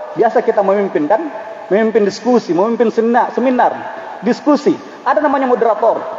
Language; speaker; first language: Indonesian; native; Indonesian